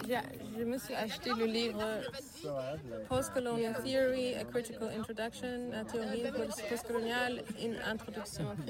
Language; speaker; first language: French; early bilingual, heritage; French